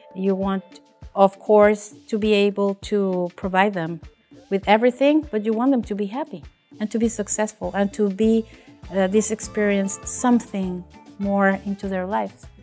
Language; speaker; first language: English; non-native, fluent; Spanish